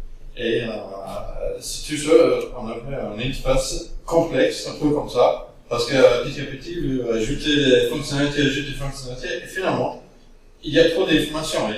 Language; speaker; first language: French; non-native, fluent; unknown